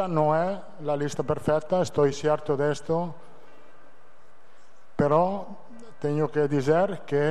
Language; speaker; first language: Portuguese; non-native, fluent; Italian